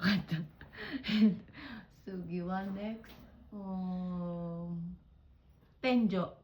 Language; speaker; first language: Japanese; non-native, fluent; Filipino